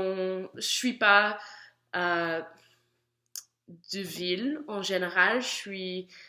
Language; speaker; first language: French; non-native, learner; English